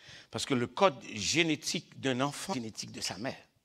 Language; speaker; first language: French; native; French